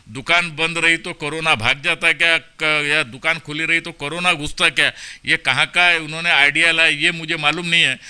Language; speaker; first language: Hindi; non-native, local second language; Marathi